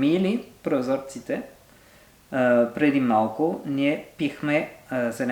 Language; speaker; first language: Bulgarian; non-native, learner; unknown